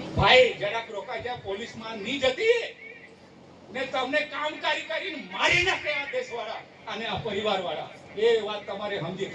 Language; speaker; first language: Gujarati; non-native, local second language; Vasavi